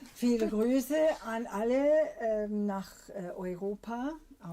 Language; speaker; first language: German; non-native, fluent; English